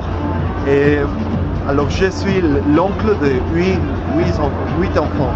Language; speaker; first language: French; non-native, learner; Spanish